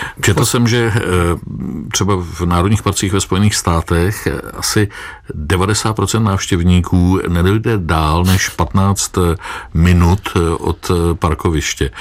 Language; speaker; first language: Czech; native; Czech